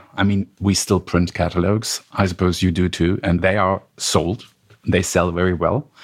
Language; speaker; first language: English; non-native, fluent; German